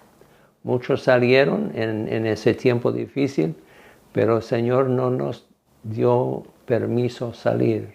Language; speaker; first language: Spanish; non-native, fluent; English